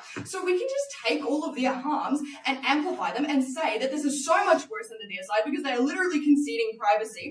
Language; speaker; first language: English; native; English